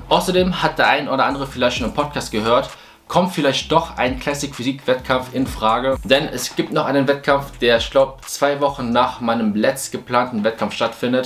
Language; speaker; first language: German; native; German